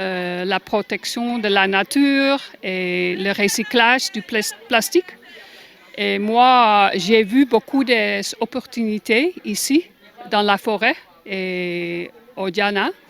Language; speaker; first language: French; non-native, learner; German